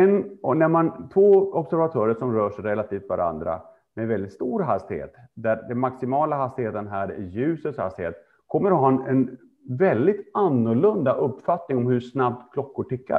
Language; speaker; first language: Swedish; native; Swedish